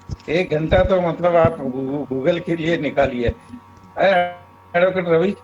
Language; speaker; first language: Hindi; native; Hindi